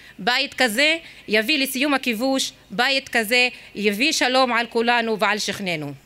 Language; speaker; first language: Hebrew; non-native, local second language; Arabic